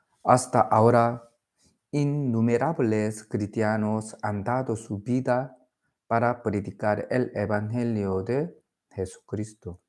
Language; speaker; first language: Spanish; non-native, learner; Korean